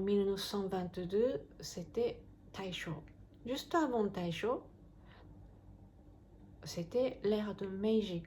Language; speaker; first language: French; non-native, fluent; Japanese